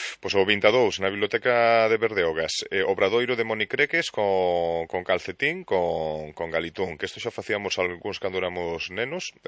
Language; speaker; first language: Galician; native; Galician